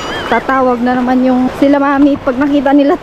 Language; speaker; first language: Filipino; native; Filipino